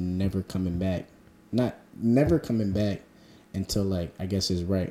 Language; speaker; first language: English; native; English